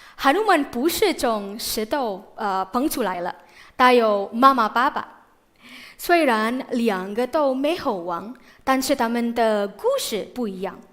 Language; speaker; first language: Chinese; non-native, fluent; Indonesian